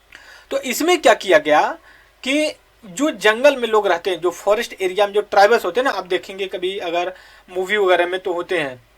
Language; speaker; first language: Hindi; native; Hindi